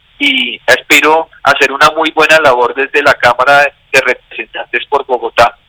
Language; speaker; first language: Spanish; native; Spanish